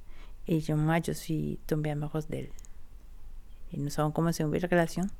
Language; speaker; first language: French; non-native, learner; Spanish